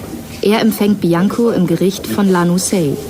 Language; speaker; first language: German; native; German